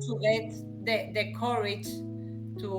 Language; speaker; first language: English; non-native, learner; Spanish